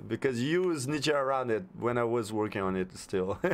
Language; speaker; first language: English; non-native, fluent; Portuguese